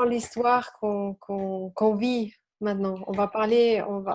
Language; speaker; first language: French; non-native, learner; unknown